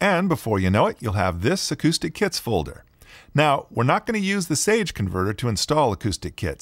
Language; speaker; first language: English; native; English